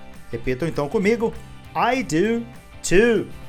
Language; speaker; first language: Portuguese; native; Portuguese